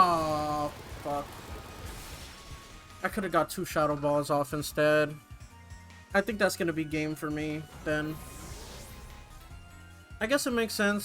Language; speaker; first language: English; native; English